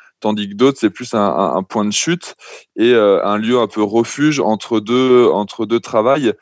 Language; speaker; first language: French; native; French